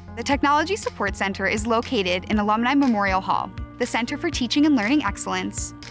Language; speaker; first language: English; native; English